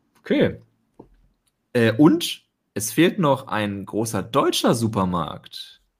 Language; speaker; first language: German; native; German